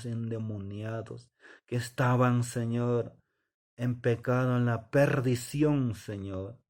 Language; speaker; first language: Spanish; non-native, local second language; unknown